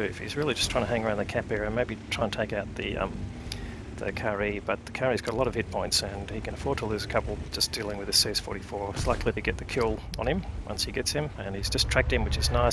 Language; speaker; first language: English; native; English